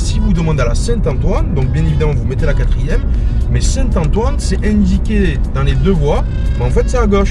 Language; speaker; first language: French; native; French